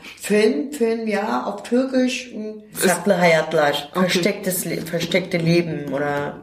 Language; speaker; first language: German; non-native, fluent; Turkish